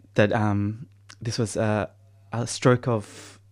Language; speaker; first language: English; native; English